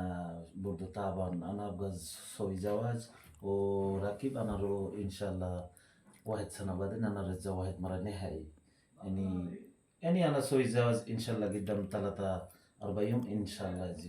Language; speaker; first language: Arabic; non-native, learner; Bangla